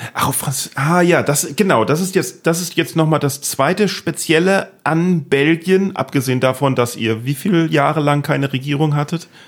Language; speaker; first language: German; native; German